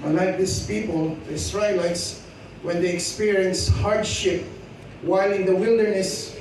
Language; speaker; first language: English; non-native, local second language; Filipino